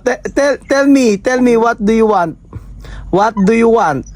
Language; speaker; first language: English; non-native, learner; Filipino